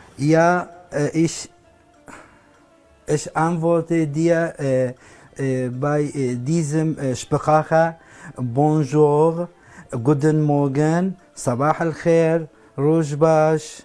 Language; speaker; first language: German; non-native, learner; Kurdish